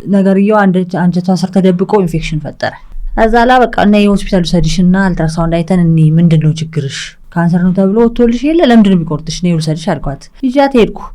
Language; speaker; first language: Amharic; early bilingual, other home language; English